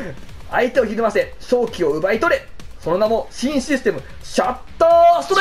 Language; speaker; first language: Japanese; native; Japanese